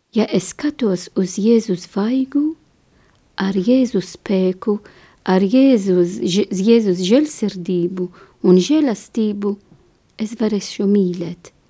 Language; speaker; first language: Latvian; non-native, fluent; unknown